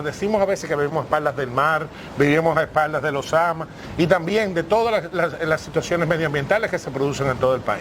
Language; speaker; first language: Spanish; native; Spanish